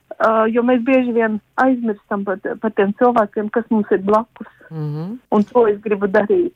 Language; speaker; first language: Latvian; native; Latvian